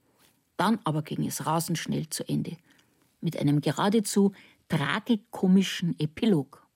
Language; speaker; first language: German; native; German